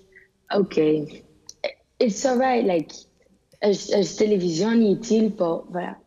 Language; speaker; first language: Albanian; early bilingual, heritage; Albanian